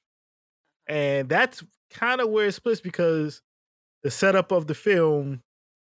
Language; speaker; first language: English; native; English